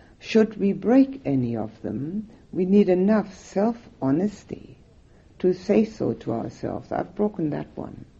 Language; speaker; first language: English; non-native, fluent; German